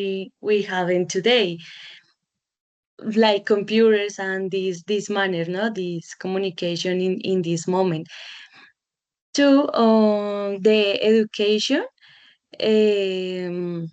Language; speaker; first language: English; non-native, learner; Spanish